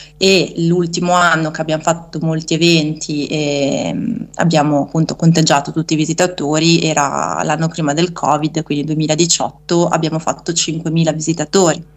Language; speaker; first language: Italian; native; Italian